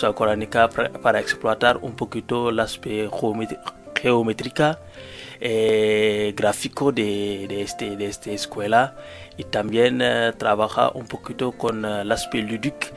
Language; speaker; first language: Spanish; non-native, learner; Wolof